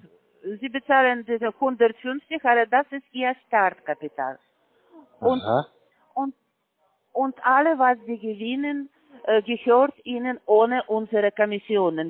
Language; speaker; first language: German; non-native, learner; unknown